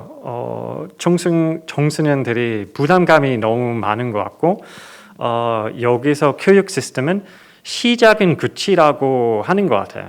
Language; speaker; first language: Korean; non-native, fluent; English